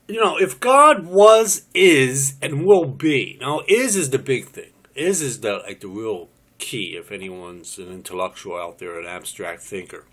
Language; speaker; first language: English; native; English